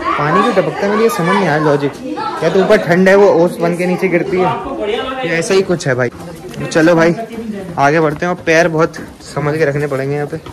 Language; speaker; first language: Hindi; native; Hindi